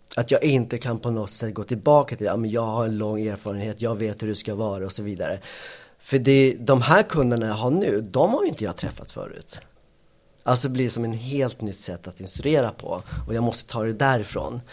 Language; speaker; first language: Swedish; early bilingual, other home language; Spanish